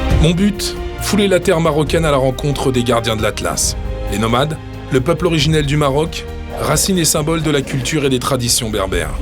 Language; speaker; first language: French; native; French